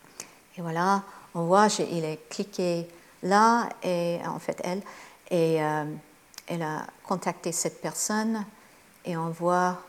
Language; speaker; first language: French; non-native, fluent; English